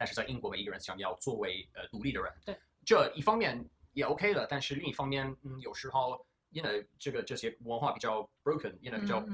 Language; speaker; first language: Chinese; early bilingual, heritage; English